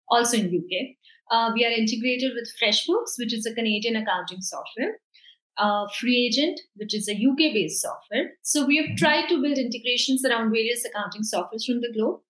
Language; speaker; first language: English; non-native, local second language; Hindi